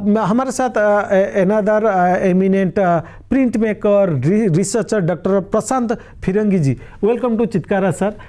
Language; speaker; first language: Hindi; non-native, local second language; Bangla